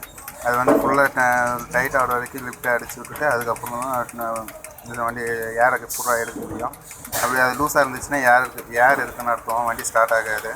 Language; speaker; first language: Tamil; native; Tamil